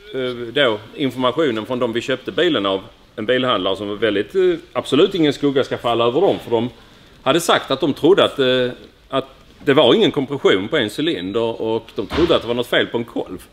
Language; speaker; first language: Swedish; native; Swedish